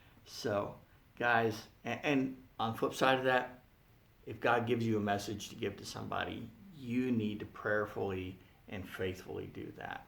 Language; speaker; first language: English; native; English